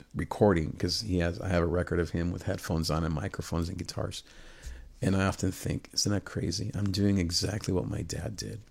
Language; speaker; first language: English; early bilingual, other home language; Spanish